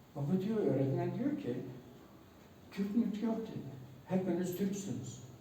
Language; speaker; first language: Turkish; non-native, local second language; Kurdish